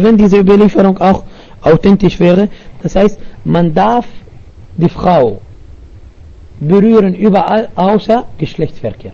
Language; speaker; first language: German; non-native, learner; Arabic